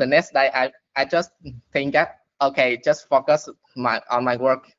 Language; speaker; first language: English; non-native, learner; Vietnamese